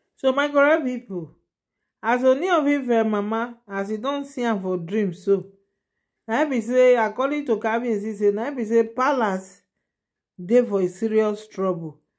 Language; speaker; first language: Nigerian Pidgin; non-native, local second language; Yoruba